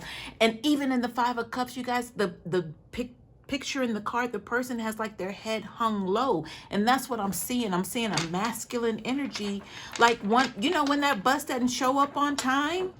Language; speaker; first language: English; native; English